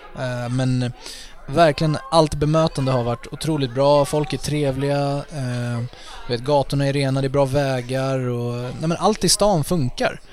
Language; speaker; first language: Swedish; native; Swedish